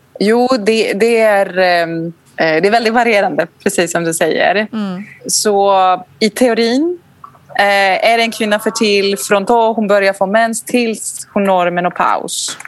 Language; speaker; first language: Swedish; non-native, fluent; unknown